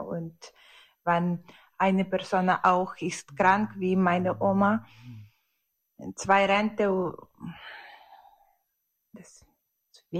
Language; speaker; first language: German; non-native, learner; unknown